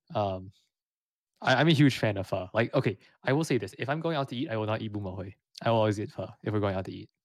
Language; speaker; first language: English; early bilingual, other home language; Vietnamese